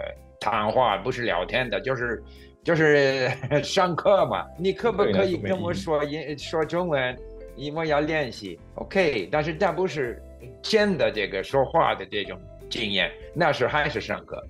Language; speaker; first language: Chinese; non-native, fluent; English